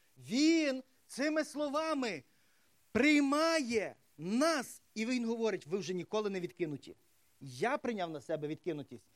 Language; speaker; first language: Ukrainian; native; Ukrainian